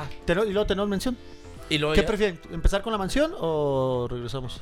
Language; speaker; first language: Spanish; native; Spanish